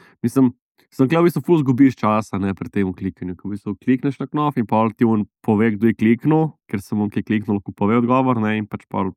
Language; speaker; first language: Slovenian; native; Slovenian